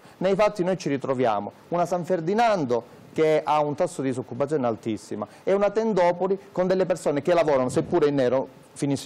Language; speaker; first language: Italian; native; Italian